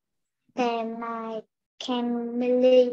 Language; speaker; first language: English; non-native, learner; Vietnamese